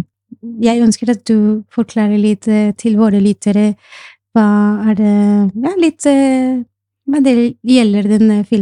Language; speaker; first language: Norwegian; non-native, fluent; Arabic